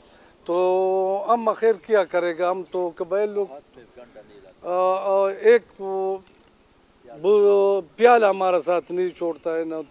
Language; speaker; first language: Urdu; non-native, local second language; Pashto